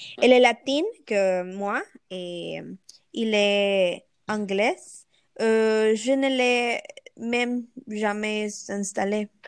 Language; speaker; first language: French; non-native, learner; Spanish